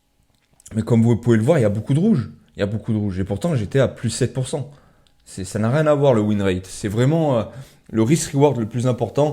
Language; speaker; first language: French; native; French